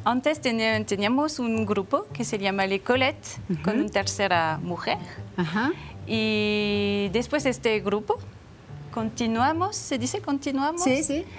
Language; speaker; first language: Spanish; non-native, learner; French